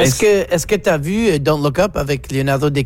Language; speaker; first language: French; native; French